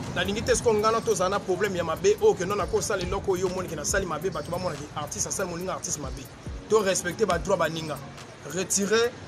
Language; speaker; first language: Lingala; native; Lingala